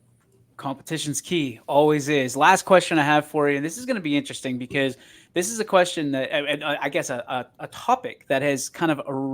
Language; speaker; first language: English; native; English